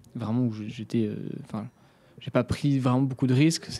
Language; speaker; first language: French; native; French